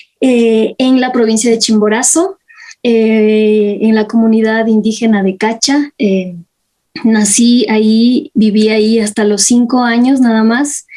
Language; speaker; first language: Spanish; non-native, local second language; Quechua